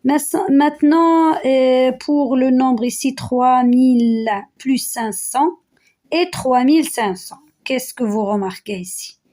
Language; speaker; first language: French; non-native, local second language; Arabic